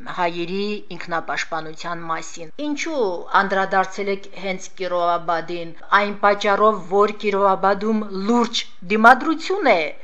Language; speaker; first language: Armenian; native; Armenian